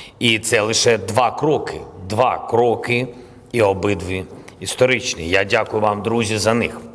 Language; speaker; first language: Ukrainian; non-native, local second language; Russian